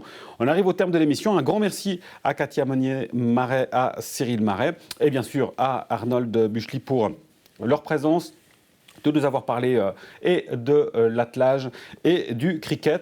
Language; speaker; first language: French; native; French